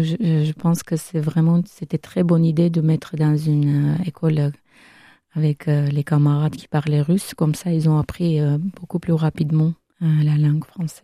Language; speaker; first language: French; non-native, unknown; Armenian